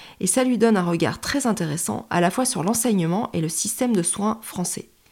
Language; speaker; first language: French; native; French